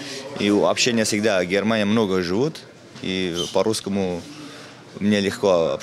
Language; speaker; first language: Russian; non-native, fluent; Armenian